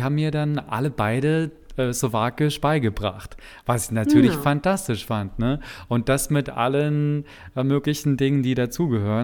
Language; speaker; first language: German; native; German